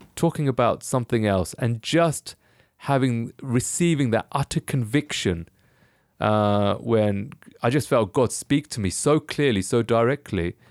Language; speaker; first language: English; native; English